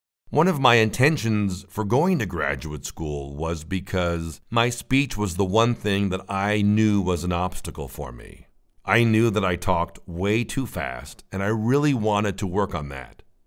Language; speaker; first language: English; native; English